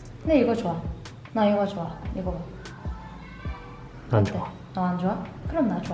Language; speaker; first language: Korean; non-native, learner; Vietnamese